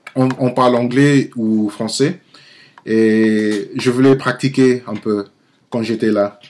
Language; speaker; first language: French; non-native, learner; English